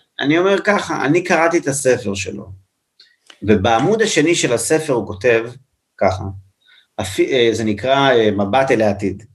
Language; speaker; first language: Hebrew; native; Hebrew